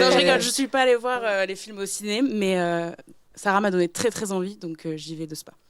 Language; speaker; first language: French; native; French